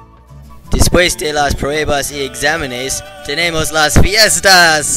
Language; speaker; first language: Spanish; non-native, learner; English